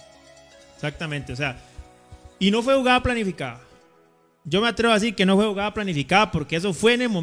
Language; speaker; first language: Spanish; native; Spanish